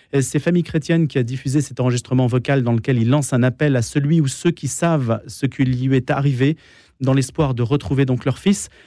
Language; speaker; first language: French; native; French